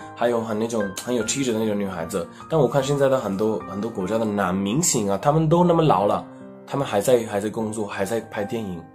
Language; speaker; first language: Chinese; non-native, fluent; Hindi